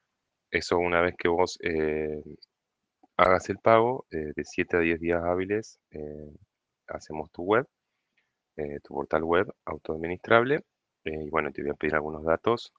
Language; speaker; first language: Spanish; native; Spanish